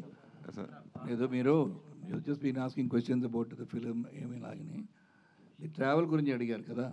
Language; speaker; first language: Telugu; non-native, fluent; Tamil